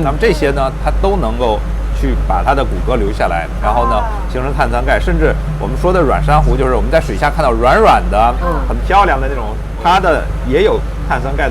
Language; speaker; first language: Chinese; native; Chinese